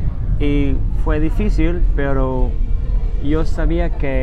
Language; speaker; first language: Spanish; non-native, fluent; English